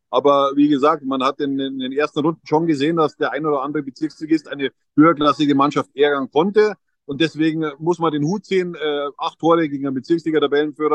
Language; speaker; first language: German; native; German